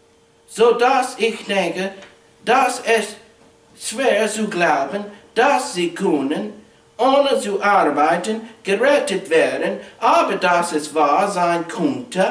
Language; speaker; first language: German; non-native, learner; English